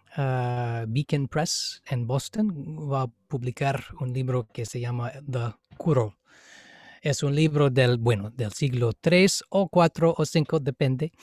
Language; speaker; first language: Spanish; non-native, fluent; English